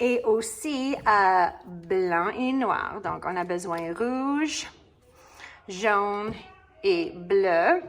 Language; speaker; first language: French; non-native, learner; English